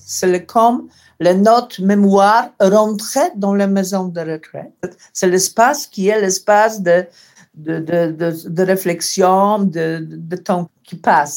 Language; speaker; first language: French; non-native, learner; Polish